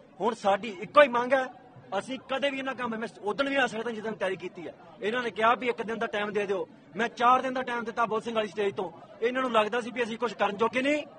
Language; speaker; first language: Punjabi; native; Punjabi